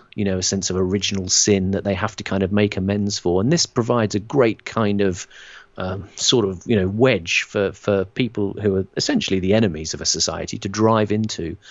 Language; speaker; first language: English; native; English